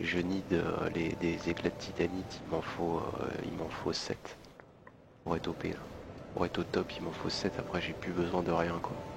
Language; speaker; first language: French; native; French